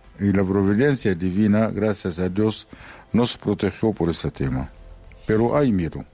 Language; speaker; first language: Spanish; non-native, fluent; Arabic